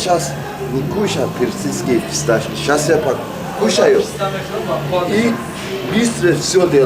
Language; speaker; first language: Russian; non-native, learner; Persian